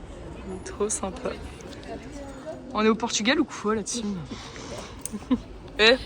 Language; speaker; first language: French; native; French